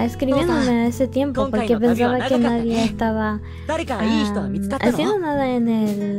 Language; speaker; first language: Spanish; early bilingual, heritage; English